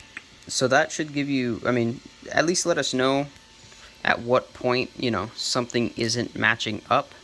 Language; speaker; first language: English; native; English